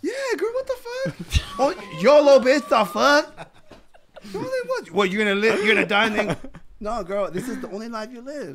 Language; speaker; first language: English; early bilingual, other home language; Spanish